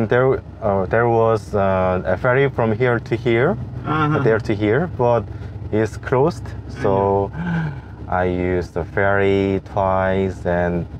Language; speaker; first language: English; non-native, learner; Korean